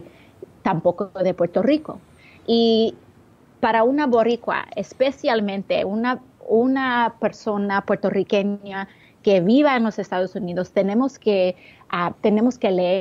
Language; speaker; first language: Spanish; early bilingual, heritage; Spanish